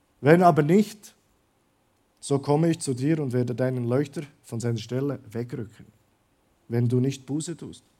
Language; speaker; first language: German; early bilingual, other home language; Croatian